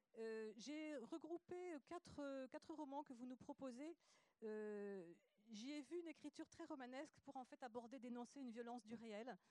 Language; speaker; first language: French; native; French